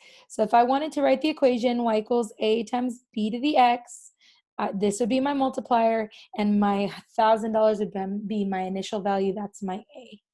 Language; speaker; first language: English; native; English